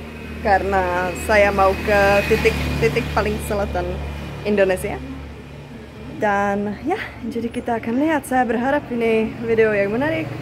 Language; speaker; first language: Indonesian; non-native, fluent; Czech